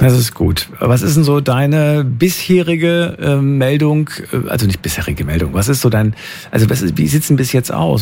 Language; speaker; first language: German; native; German